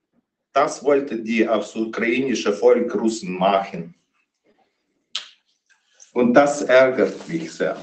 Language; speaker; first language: German; non-native, fluent; Ukrainian